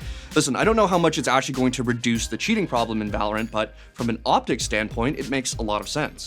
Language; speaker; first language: English; native; English